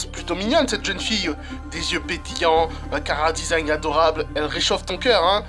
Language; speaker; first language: French; native; French